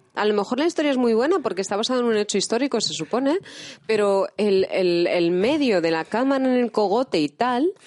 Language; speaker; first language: Spanish; native; Spanish